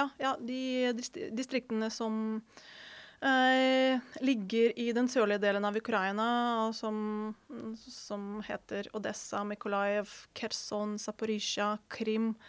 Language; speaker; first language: Norwegian; non-native, fluent; Ukrainian